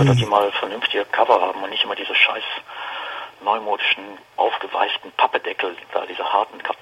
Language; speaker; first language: German; native; German